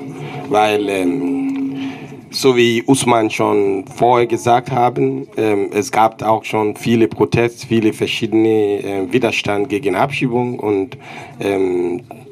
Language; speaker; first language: German; non-native, learner; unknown